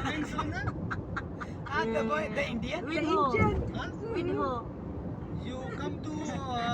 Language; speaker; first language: English; non-native, learner; Hiligaynon